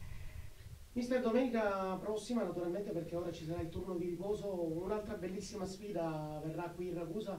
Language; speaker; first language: Italian; native; Italian